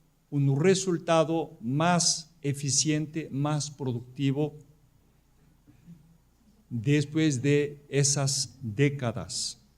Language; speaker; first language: Spanish; non-native, fluent; Korean